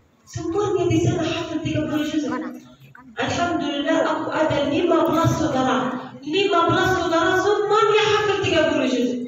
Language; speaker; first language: Indonesian; non-native, learner; Arabic